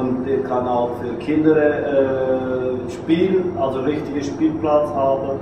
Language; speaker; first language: German; non-native, learner; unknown